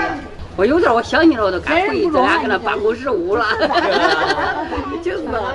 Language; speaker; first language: Chinese; native; Chinese